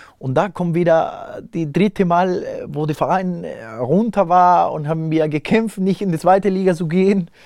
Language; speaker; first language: German; non-native, fluent; Spanish